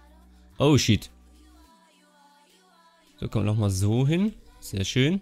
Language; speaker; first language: German; native; German